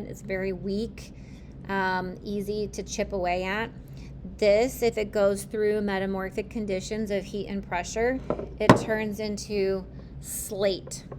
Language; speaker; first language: English; native; English